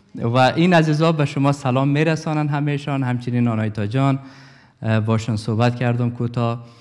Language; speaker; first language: Persian; native; Persian